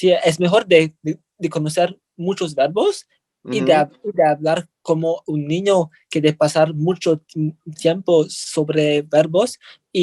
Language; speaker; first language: Spanish; non-native, learner; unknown